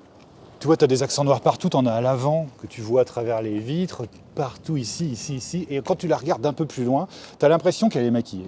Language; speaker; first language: French; native; French